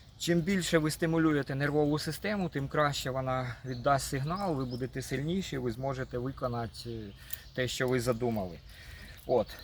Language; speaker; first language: Ukrainian; non-native, local second language; Russian